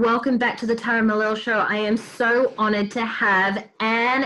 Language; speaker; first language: English; native; English